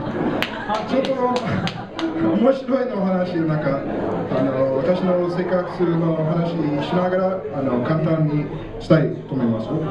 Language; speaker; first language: Japanese; non-native, learner; English